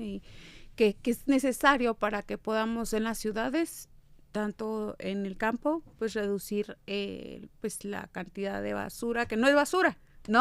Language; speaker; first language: Spanish; native; Spanish